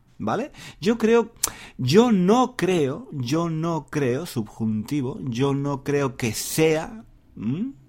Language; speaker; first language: Spanish; native; Spanish